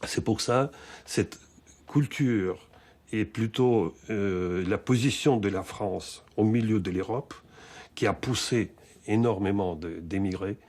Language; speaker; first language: French; non-native, fluent; Russian